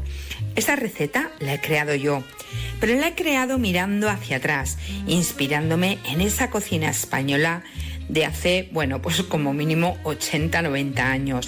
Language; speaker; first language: Spanish; native; Spanish